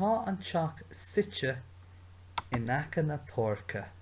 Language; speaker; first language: Irish; non-native, local second language; English